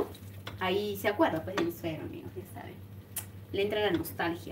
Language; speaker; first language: Spanish; native; Spanish